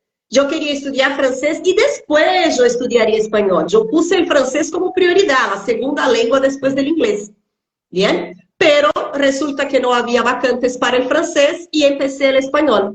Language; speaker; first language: Spanish; non-native, fluent; Portuguese